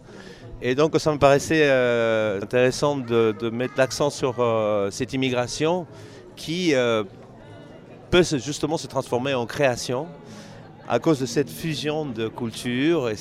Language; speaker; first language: French; non-native, fluent; Spanish